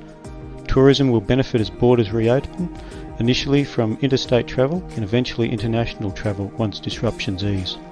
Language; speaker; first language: English; native; English